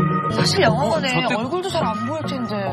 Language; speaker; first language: Korean; native; Korean